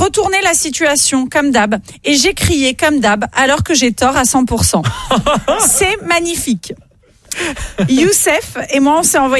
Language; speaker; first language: French; non-native, local second language; Arabic